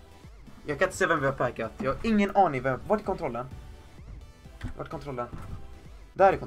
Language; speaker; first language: Swedish; native; Swedish